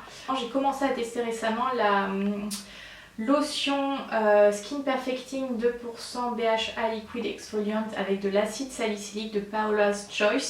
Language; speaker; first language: French; native; French